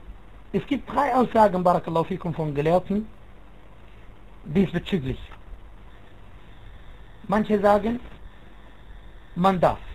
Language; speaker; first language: German; non-native, fluent; Arabic